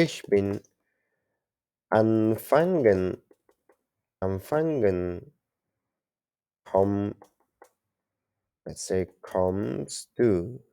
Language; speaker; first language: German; non-native, learner; Turkish